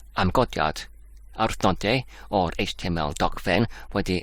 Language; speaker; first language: Welsh; non-native, learner; English